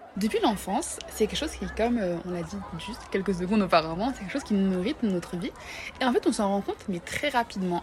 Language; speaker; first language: French; native; French